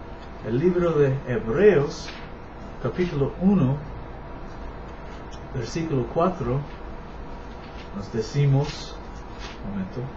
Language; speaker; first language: Spanish; non-native, learner; English